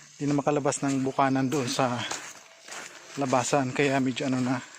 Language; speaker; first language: Filipino; non-native, local second language; Bikol